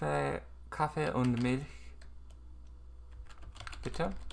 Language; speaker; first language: German; non-native, learner; English